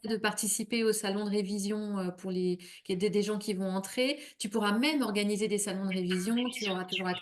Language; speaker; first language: French; native; French